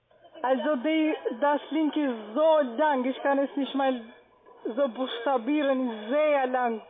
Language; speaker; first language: German; non-native, fluent; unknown